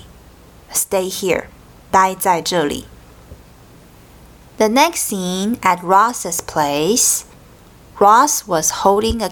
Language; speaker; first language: English; non-native, fluent; Chinese